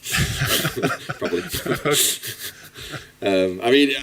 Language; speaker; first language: English; native; English